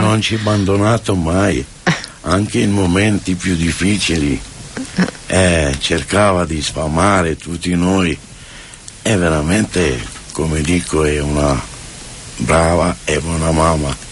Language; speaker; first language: Italian; non-native, fluent; Romany